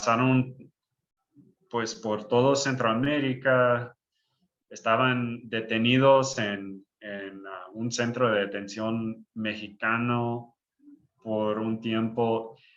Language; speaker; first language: Spanish; early bilingual, heritage; English